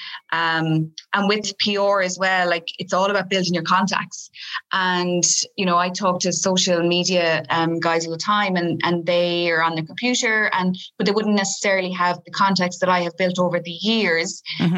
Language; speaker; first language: English; native; English